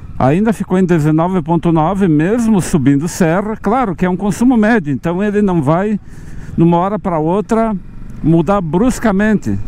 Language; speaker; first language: Portuguese; native; Portuguese